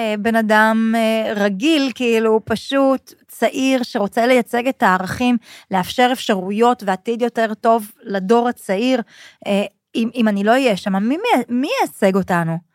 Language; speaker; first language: Hebrew; native; Hebrew